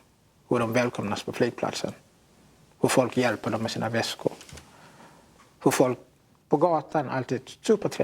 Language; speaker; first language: Swedish; non-native, fluent; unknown